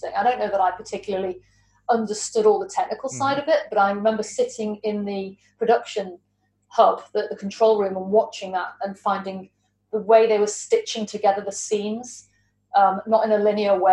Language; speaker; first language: English; native; English